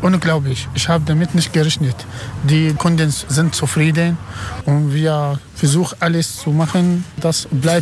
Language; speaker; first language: German; non-native, learner; Arabic